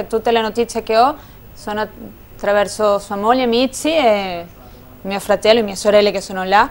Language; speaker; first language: Italian; non-native, fluent; Spanish